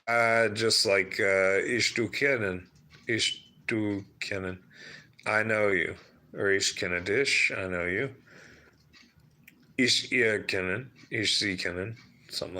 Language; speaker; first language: German; non-native, learner; English